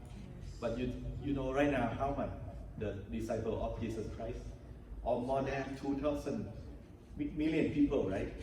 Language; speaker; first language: English; non-native, learner; Thai